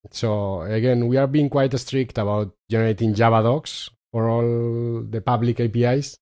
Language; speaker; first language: English; non-native, fluent; Spanish